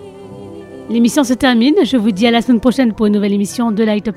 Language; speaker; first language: French; native; French